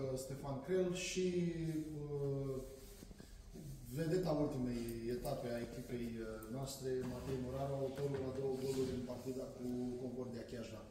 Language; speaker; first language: Romanian; native; Romanian